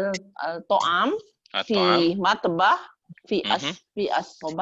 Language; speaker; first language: Arabic; non-native, learner; Malay